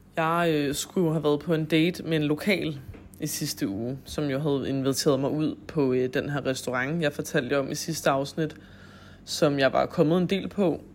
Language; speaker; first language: Danish; native; Danish